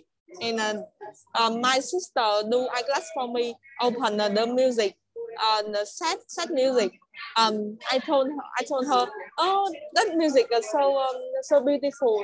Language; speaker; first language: English; non-native, learner; Vietnamese